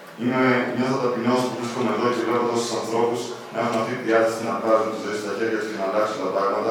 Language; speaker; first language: Greek; native; Greek